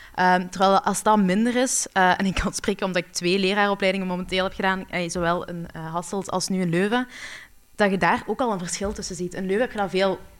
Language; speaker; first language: Dutch; early bilingual, other home language; Arabic